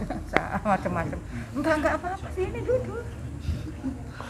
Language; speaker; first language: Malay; non-native, local second language; Javanese